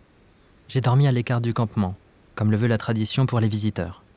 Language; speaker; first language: French; native; French